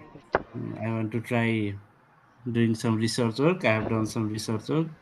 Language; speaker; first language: English; non-native, fluent; Nepali